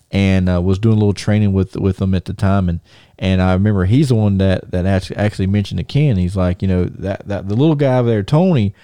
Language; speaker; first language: English; native; English